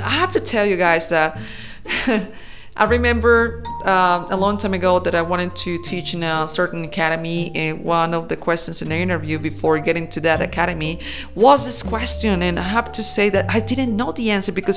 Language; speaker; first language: English; non-native, fluent; Spanish